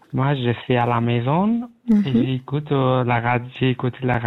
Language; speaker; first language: French; non-native, learner; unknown